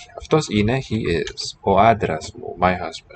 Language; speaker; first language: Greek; non-native, learner; English